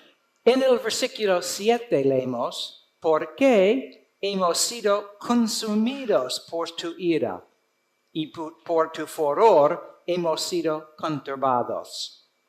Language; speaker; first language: Spanish; non-native, fluent; English